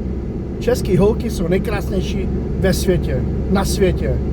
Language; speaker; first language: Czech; non-native, fluent; English